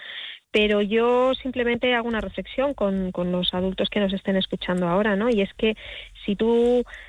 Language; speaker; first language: Spanish; native; Spanish